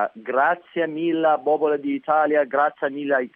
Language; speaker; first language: Italian; non-native, learner; Arabic